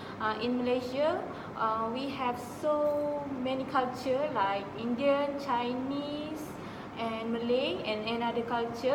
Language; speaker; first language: English; non-native, local second language; Malay